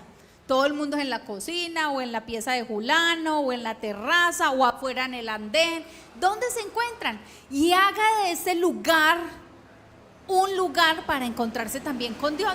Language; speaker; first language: Spanish; native; Spanish